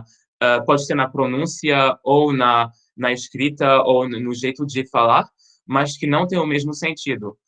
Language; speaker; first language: Portuguese; non-native, fluent; French